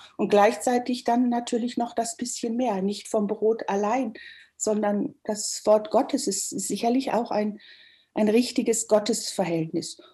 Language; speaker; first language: German; native; German